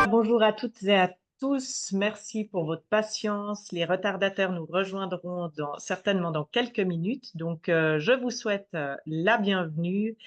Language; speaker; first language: French; native; French